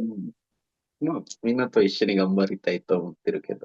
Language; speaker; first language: Japanese; non-native, fluent; Sinhala